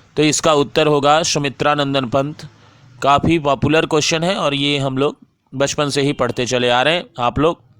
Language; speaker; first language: Hindi; native; Hindi